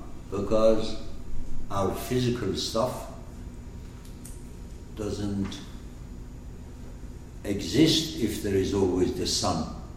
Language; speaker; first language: English; non-native, fluent; Persian